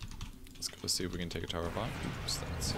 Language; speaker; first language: English; native; English